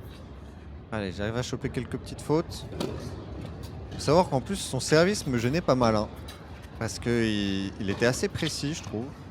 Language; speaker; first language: French; native; French